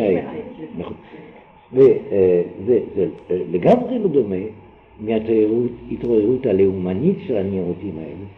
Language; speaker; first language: Hebrew; non-native, fluent; French